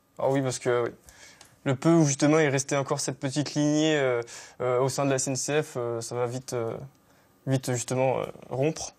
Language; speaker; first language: French; native; French